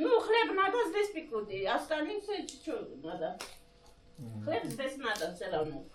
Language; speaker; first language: Russian; non-native, learner; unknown